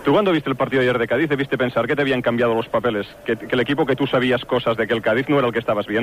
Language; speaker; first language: Spanish; non-native, local second language; Catalan